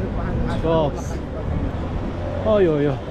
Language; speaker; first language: English; non-native, learner; Chinese